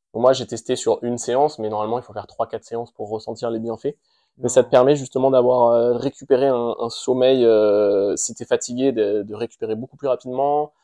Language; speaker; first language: French; native; French